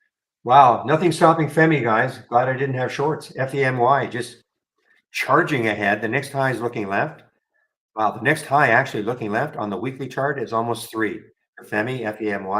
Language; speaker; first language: English; native; English